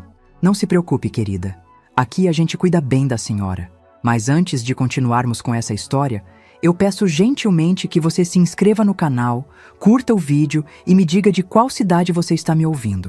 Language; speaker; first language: Portuguese; native; Portuguese